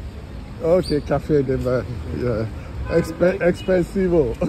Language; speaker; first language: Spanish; non-native, learner; English